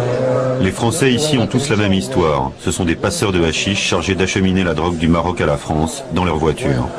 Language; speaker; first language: French; native; French